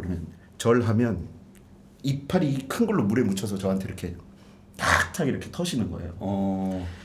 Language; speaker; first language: Korean; native; Korean